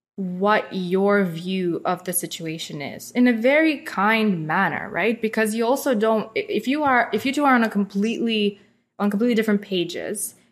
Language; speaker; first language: English; non-native, fluent; Russian